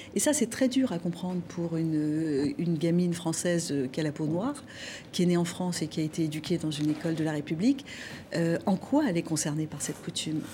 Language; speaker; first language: French; non-native, local second language; Arabic